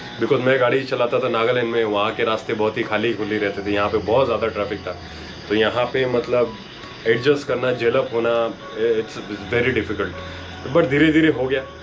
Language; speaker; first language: Hindi; non-native, local second language; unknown